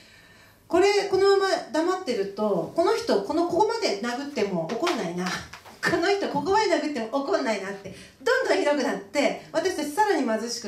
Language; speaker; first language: Japanese; native; Japanese